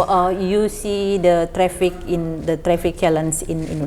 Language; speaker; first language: English; non-native, fluent; Indonesian